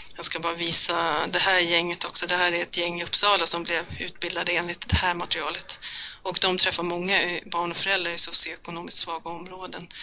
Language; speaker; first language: Swedish; native; Swedish